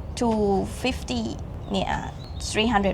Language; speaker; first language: English; non-native, learner; Thai